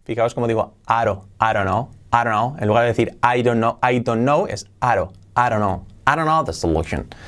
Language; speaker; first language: English; non-native, fluent; Spanish